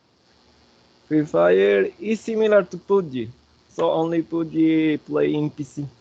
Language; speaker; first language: English; non-native, learner; Spanish